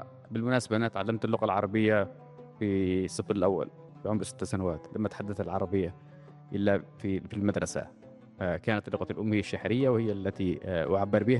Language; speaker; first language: Arabic; non-native, local second language; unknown